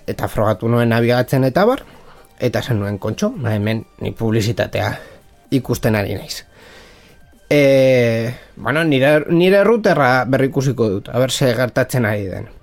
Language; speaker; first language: Basque; non-native, local second language; Spanish